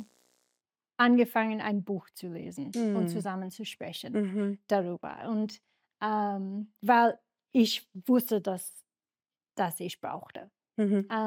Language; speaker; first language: German; non-native, fluent; English